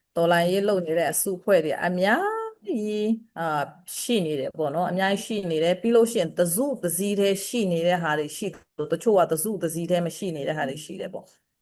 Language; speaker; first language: Burmese; non-native, local second language; Kikuyu